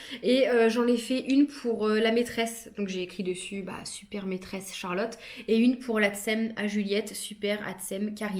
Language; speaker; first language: French; native; French